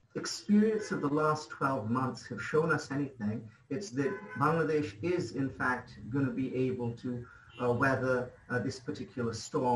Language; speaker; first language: English; non-native, local second language; Bangla